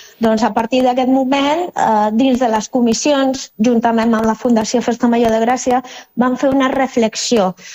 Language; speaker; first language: Catalan; non-native, fluent; Spanish